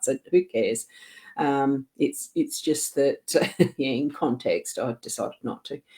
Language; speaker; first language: English; native; English